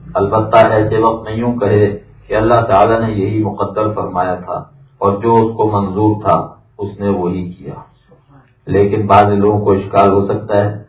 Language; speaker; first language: Urdu; native; Urdu